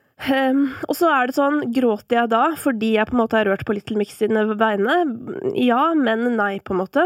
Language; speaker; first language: Norwegian; native; Norwegian